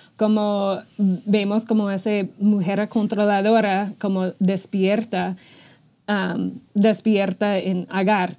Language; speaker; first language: Spanish; non-native, fluent; English